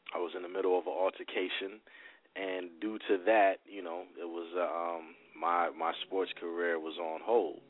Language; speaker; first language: English; native; English